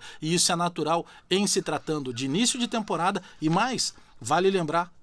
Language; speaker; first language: Portuguese; native; Portuguese